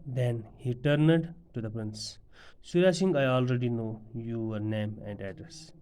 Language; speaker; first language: English; non-native, local second language; Urdu